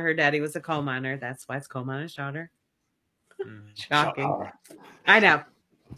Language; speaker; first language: English; native; English